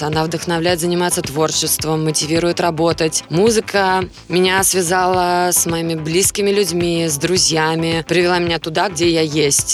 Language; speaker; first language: Russian; native; Russian